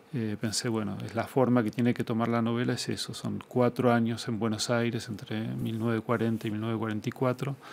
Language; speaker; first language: Spanish; native; Spanish